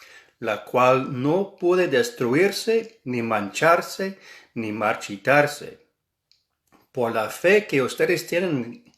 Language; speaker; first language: Spanish; non-native, fluent; English